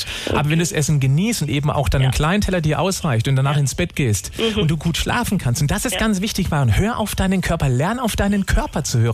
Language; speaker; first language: German; native; German